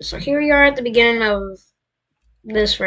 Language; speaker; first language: English; native; English